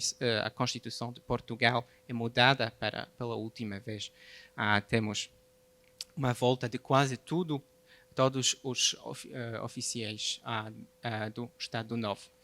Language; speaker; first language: Portuguese; non-native, fluent; Polish